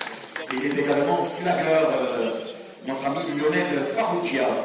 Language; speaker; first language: French; native; French